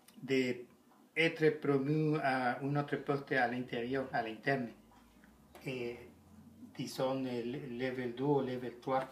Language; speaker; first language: French; non-native, learner; Spanish